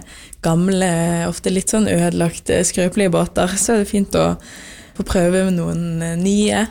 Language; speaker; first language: Norwegian; native; Norwegian